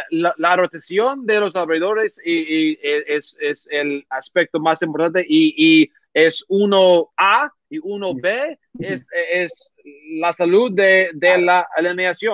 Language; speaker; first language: Spanish; non-native, learner; English